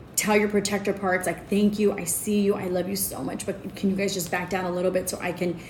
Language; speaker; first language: English; early bilingual, other home language; Spanish